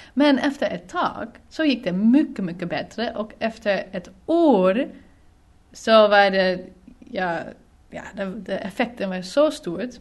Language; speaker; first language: Swedish; non-native, fluent; Dutch